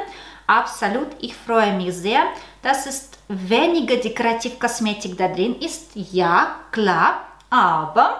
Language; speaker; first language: German; non-native, learner; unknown